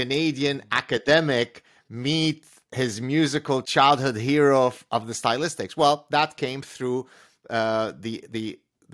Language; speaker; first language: English; non-native, fluent; Arabic